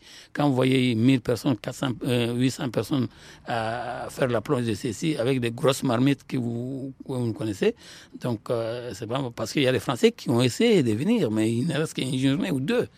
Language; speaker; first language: French; non-native, local second language; Soninke